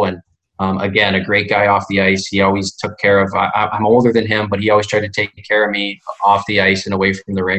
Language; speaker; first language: English; native; English